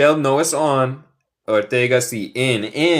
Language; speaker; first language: Spanish; non-native, fluent; English